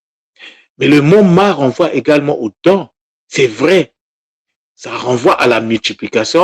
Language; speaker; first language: French; non-native, local second language; Kongo